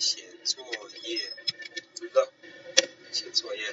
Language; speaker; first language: Chinese; non-native, fluent; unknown